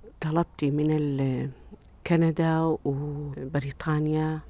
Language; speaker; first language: Arabic; non-native, local second language; Kurdish